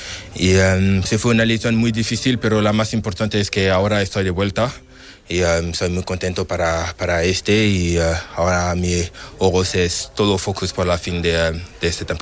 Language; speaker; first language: Spanish; non-native, learner; French